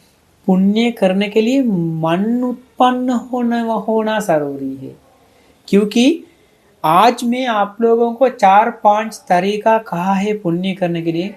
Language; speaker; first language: Hindi; non-native, fluent; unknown